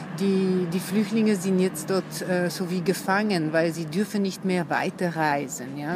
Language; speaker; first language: German; non-native, fluent; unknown